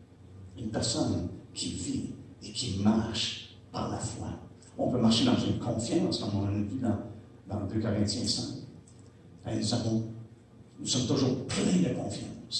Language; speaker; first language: French; native; French